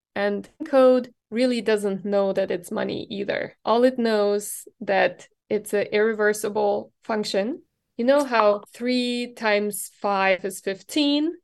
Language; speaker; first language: English; non-native, fluent; German